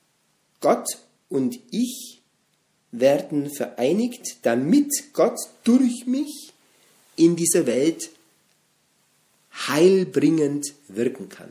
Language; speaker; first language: German; native; German